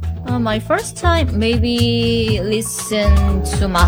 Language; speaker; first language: English; non-native, learner; Korean